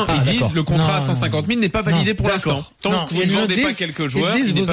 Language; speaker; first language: French; native; French